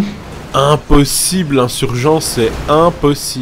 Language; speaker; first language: French; native; French